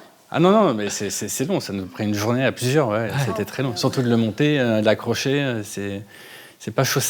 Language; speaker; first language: French; native; French